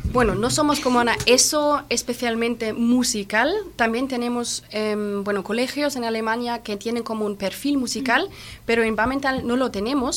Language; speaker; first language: Spanish; non-native, fluent; German